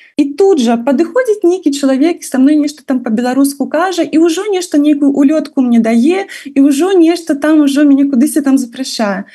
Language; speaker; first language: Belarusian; non-native, local second language; Russian